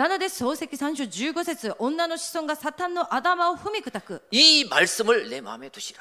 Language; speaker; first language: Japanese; non-native, fluent; Korean